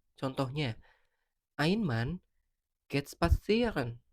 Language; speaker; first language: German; non-native, fluent; Indonesian